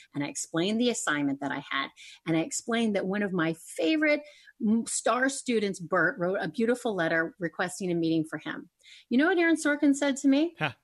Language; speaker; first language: English; native; English